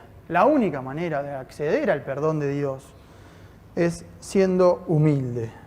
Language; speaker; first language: Spanish; native; Spanish